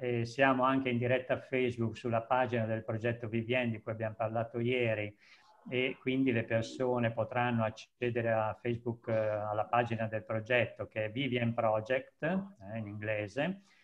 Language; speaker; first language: Italian; native; Italian